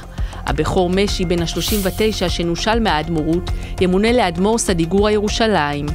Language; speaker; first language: Hebrew; native; Hebrew